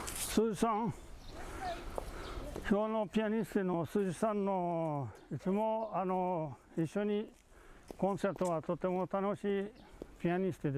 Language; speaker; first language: Japanese; non-native, learner; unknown